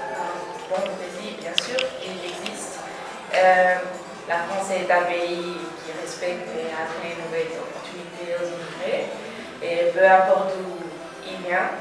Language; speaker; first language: French; non-native, learner; Spanish